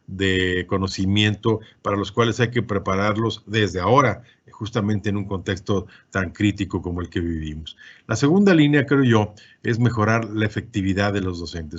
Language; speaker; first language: Spanish; native; Spanish